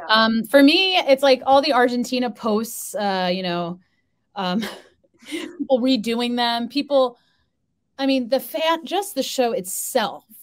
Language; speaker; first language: English; native; English